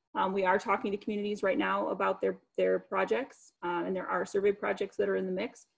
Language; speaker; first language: English; native; English